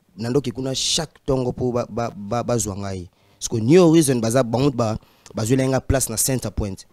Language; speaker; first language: French; non-native, local second language; Lingala